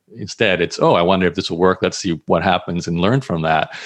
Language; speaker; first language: English; native; English